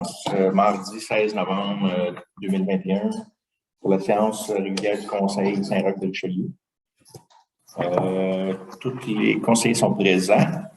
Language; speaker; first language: French; native; French